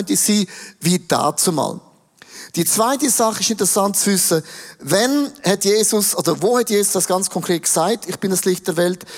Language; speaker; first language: German; native; German